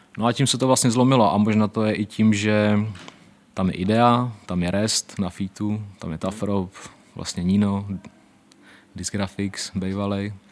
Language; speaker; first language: Czech; early bilingual, other home language; Ukrainian